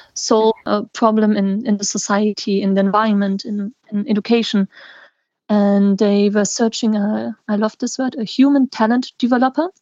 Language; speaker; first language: English; non-native, fluent; German